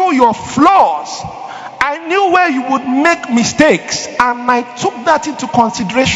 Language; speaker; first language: English; non-native, local second language; Yoruba